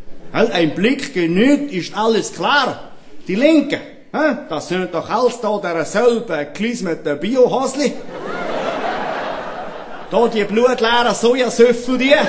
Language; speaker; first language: German; native; German